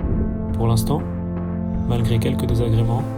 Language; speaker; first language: French; native; French